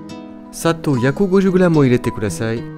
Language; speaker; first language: Japanese; non-native, learner; French